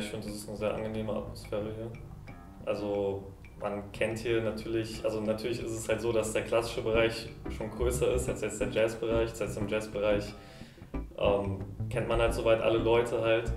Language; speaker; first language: German; native; German